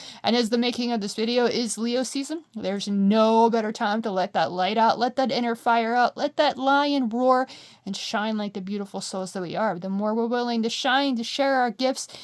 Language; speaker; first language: English; native; English